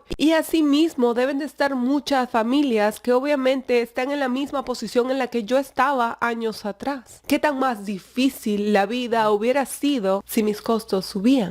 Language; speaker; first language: Spanish; native; Spanish